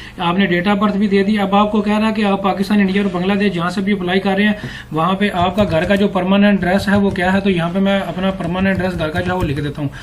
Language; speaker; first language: Urdu; non-native, local second language; Punjabi